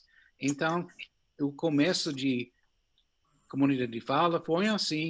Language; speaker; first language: Portuguese; non-native, fluent; English